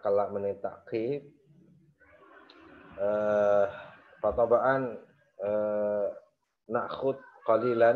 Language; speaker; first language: Arabic; non-native, fluent; Indonesian